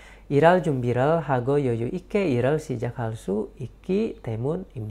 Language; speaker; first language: Korean; non-native, learner; Indonesian